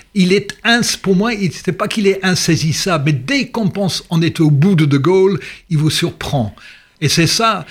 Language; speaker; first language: French; non-native, fluent; English